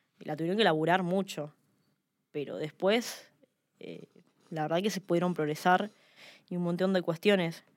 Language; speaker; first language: Spanish; early bilingual, other home language; Lao